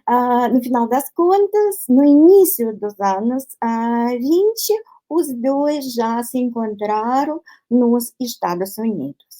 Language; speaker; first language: Portuguese; non-native, fluent; Russian